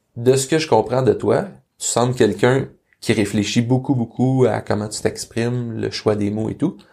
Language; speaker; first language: French; native; French